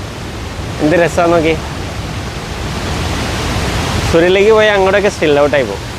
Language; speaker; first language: Malayalam; native; Malayalam